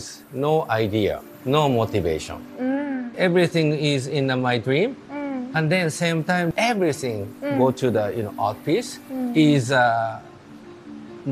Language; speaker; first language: English; non-native, learner; Japanese